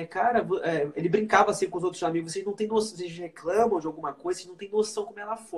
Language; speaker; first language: Portuguese; native; Portuguese